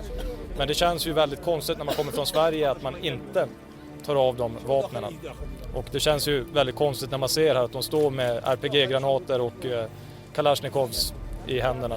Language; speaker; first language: Swedish; native; Swedish